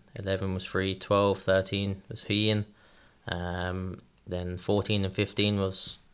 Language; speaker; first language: English; native; English